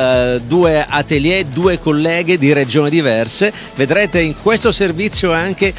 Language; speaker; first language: Italian; native; Italian